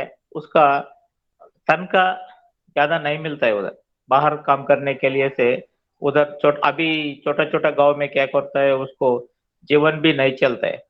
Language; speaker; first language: Hindi; non-native, local second language; Telugu